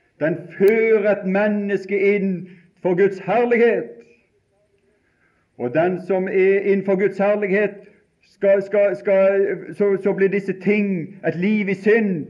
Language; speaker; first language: Norwegian; native; Norwegian